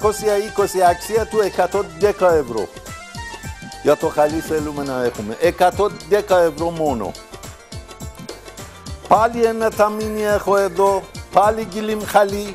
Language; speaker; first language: Greek; non-native, learner; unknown